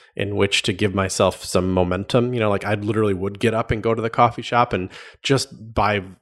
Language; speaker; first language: English; native; English